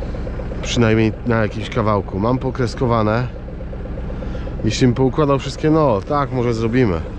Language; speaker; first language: Polish; native; Polish